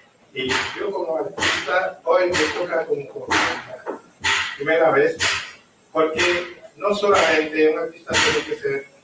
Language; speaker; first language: Spanish; non-native, learner; Haitian Creole